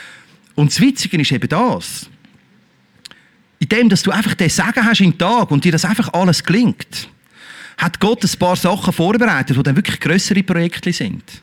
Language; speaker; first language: German; native; German